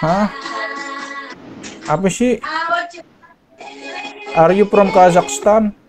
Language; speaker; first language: English; non-native, learner; Indonesian